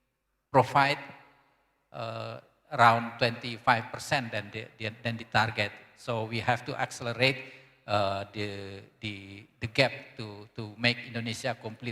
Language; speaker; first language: English; non-native, learner; Indonesian